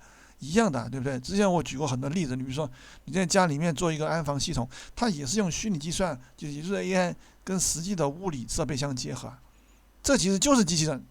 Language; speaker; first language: Chinese; native; Chinese